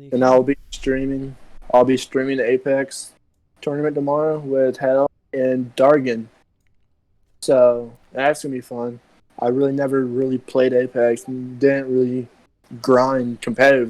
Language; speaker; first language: English; native; English